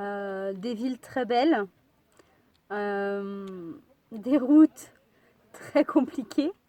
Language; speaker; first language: French; native; French